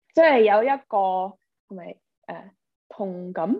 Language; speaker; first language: Cantonese; early bilingual, heritage; Cantonese